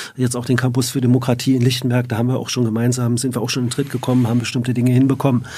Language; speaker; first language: German; native; German